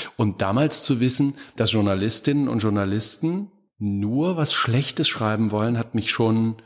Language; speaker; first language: German; native; German